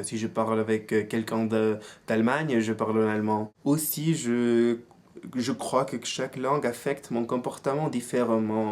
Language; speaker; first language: French; non-native, fluent; English